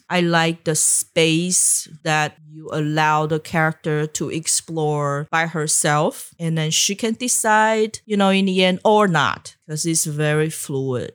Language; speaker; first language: English; non-native, fluent; Chinese